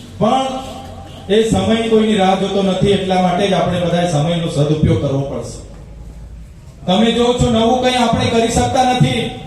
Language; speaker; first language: Gujarati; non-native, local second language; Vasavi